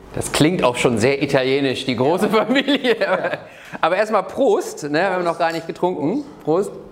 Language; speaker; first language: German; native; German